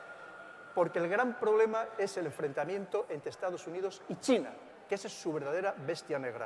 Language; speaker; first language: Spanish; native; Spanish